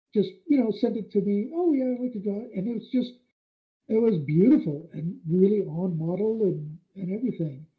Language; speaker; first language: English; native; English